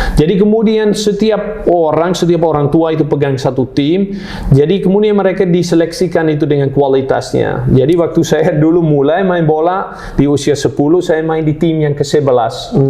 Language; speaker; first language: Indonesian; non-native, fluent; Dutch